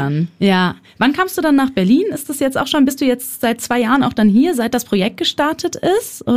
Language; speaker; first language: German; native; German